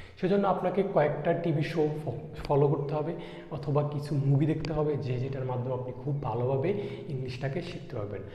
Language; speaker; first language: Bangla; native; Bangla